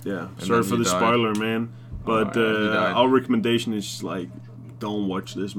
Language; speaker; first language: English; non-native, fluent; Danish